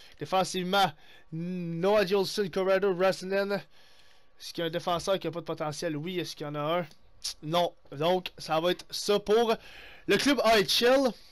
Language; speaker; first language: French; native; French